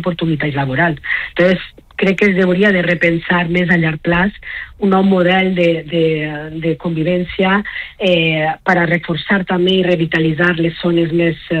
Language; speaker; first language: Catalan; native; Catalan